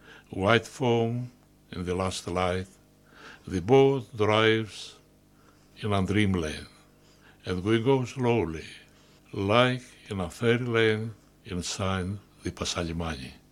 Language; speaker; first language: English; non-native, fluent; Greek